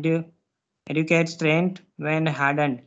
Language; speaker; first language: English; non-native, learner; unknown